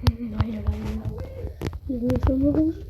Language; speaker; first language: French; native; French